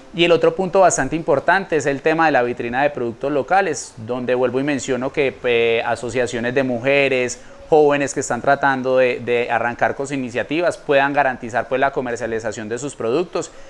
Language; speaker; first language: Spanish; native; Spanish